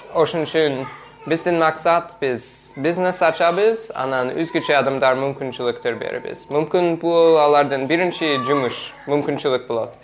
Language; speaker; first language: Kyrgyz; non-native, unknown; English